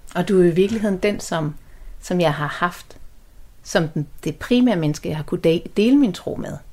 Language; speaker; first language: Danish; native; Danish